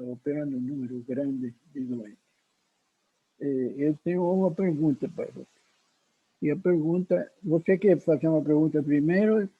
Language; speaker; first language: Portuguese; non-native, fluent; Spanish